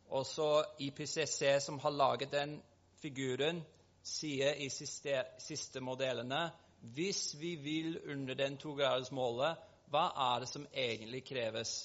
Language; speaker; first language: Norwegian; non-native, fluent; English